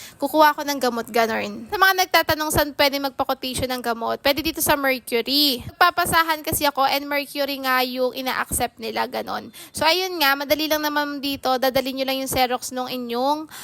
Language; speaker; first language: Filipino; native; Filipino